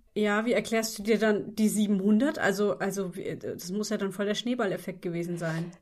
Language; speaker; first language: German; native; German